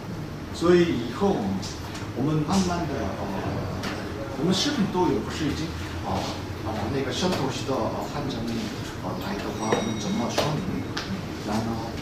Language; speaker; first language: Chinese; non-native, fluent; Korean